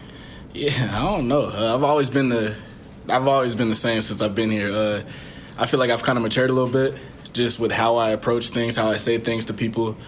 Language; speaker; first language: English; native; English